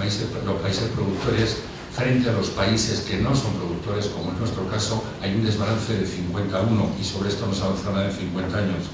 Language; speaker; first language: Spanish; native; Spanish